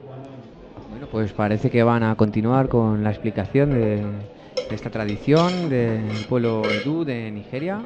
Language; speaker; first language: Spanish; native; Spanish